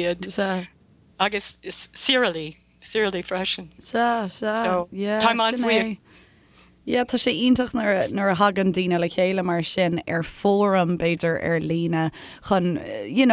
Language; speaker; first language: Irish; native; Irish